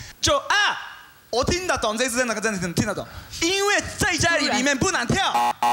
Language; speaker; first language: Chinese; non-native, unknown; Japanese